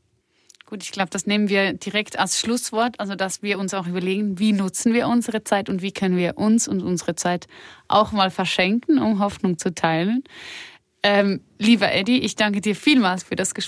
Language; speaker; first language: German; native; German